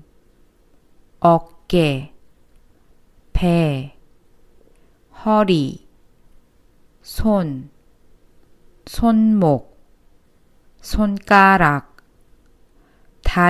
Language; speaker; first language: Korean; native; Korean